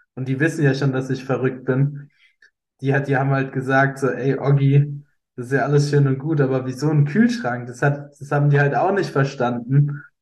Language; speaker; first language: German; native; German